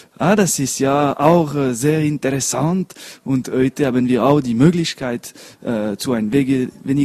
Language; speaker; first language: German; non-native, local second language; French